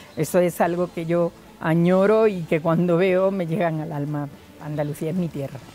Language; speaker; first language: Spanish; native; Spanish